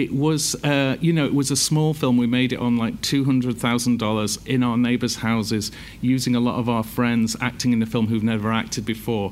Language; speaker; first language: English; native; English